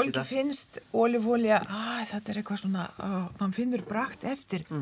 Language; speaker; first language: Icelandic; non-native, fluent; Lithuanian